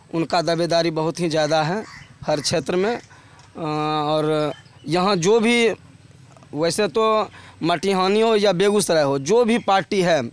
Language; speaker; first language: Hindi; native; Hindi